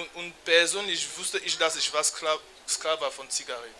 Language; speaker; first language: German; non-native, learner; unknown